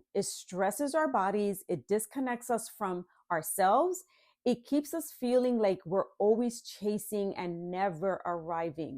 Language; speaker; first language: English; native; English